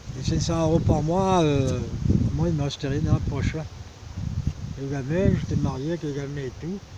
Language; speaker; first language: French; early bilingual, other home language; Spanish